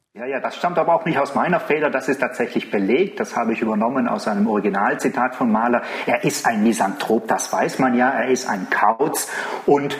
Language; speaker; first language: German; native; German